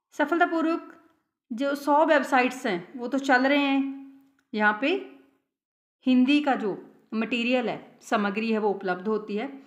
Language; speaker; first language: Hindi; non-native, local second language; Punjabi